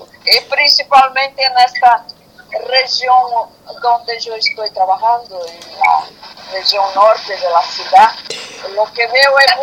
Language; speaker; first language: Spanish; non-native, fluent; Portuguese